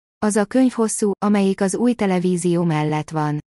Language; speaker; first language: Hungarian; non-native, learner; Persian